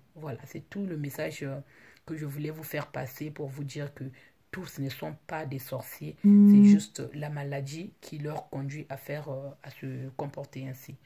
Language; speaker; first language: French; non-native, local second language; Lingala